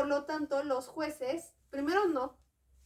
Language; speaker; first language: Spanish; native; Spanish